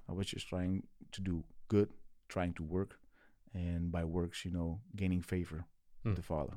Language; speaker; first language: English; non-native, fluent; Dutch